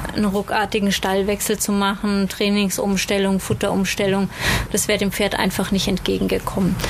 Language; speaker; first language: German; native; German